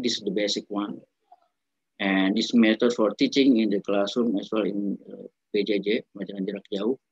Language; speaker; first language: English; non-native, learner; Indonesian